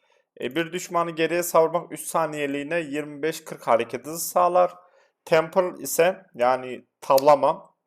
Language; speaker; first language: Turkish; native; Turkish